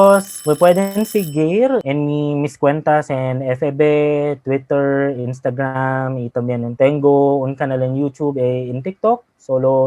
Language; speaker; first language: Spanish; non-native, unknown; Filipino